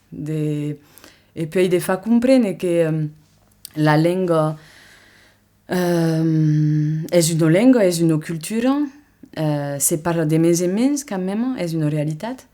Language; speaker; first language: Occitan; non-native, local second language; French